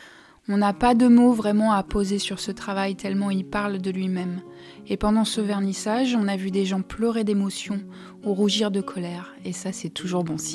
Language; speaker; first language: French; native; French